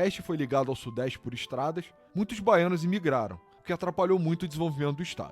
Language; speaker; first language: Portuguese; native; Portuguese